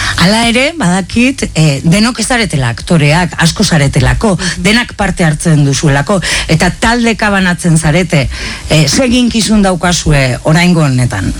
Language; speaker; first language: Basque; native; Basque